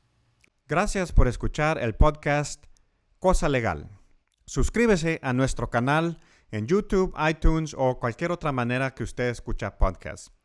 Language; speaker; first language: Spanish; early bilingual, heritage; English